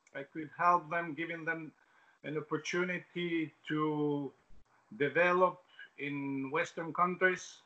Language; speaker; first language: English; non-native, fluent; Albanian